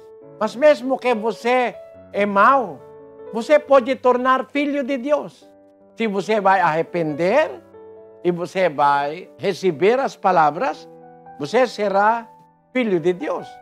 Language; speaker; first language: Portuguese; non-native, fluent; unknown